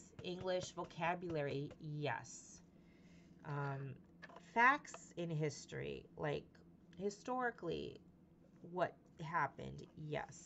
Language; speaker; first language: English; native; English